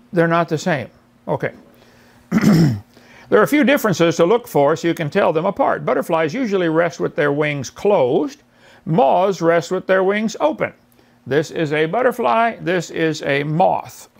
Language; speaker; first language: English; native; English